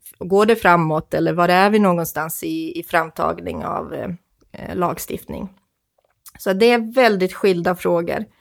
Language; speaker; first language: Swedish; non-native, fluent; Croatian